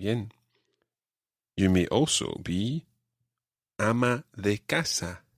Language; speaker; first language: Spanish; non-native, fluent; English